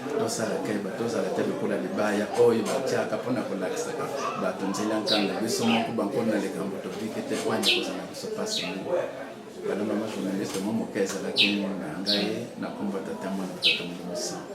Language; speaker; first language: Lingala; non-native, local second language; Kongo